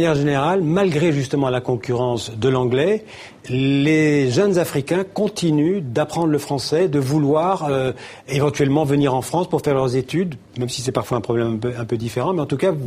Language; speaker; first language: French; native; French